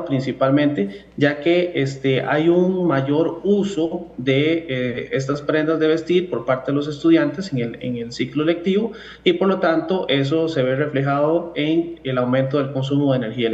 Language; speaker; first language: Spanish; native; Spanish